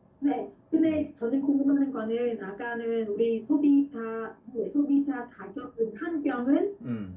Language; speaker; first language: Korean; non-native, fluent; Vietnamese